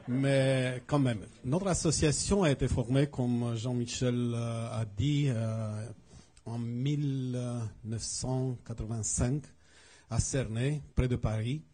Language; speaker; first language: French; non-native, fluent; Romanian